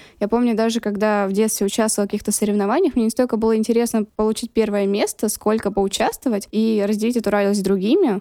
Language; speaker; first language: Russian; non-native, local second language; Lezghian